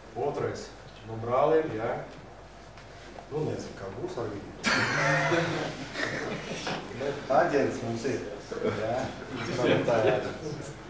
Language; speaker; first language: Latvian; non-native, local second language; Russian